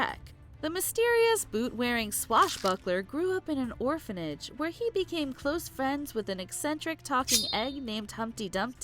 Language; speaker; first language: English; native; English